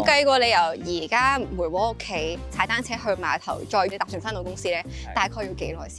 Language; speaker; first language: Cantonese; native; Cantonese